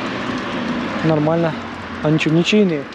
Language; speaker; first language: Russian; native; Russian